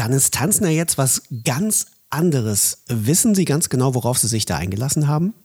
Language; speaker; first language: German; native; German